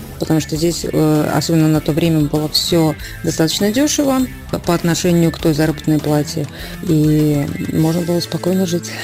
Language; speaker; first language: Russian; native; Russian